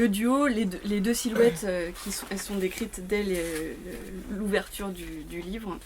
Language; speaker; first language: French; native; French